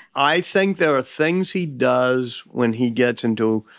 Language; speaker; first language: English; native; English